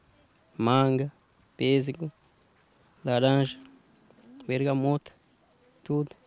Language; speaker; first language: Portuguese; non-native, local second language; Guarani